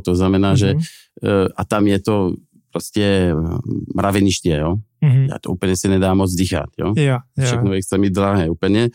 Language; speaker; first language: Czech; non-native, fluent; French